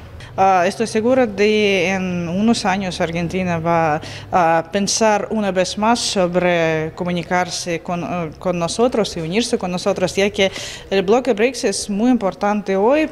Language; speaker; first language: Spanish; non-native, fluent; Russian